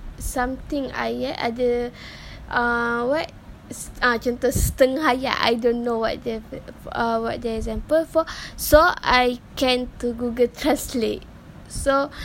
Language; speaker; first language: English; non-native, learner; Malay